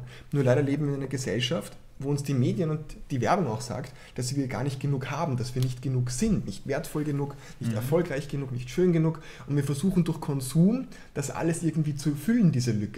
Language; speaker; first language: German; native; German